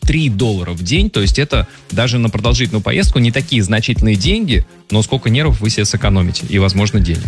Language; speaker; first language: Russian; native; Russian